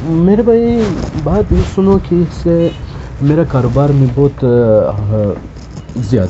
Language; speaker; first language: Hindi; non-native, learner; Pashto